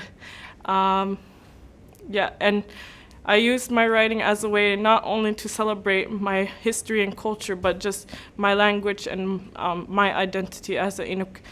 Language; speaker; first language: English; native; English